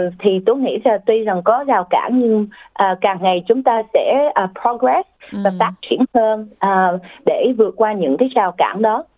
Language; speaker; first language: Vietnamese; early bilingual, heritage; Vietnamese